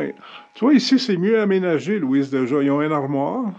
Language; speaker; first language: French; native; French